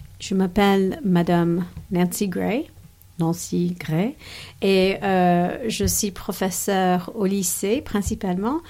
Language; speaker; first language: French; non-native, fluent; English